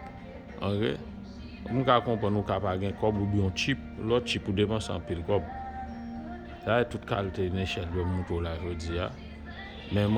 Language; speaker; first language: French; non-native, learner; Haitian Creole